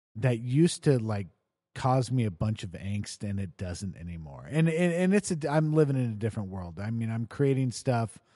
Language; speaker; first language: English; native; English